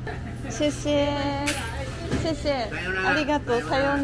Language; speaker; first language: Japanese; non-native, learner; Chinese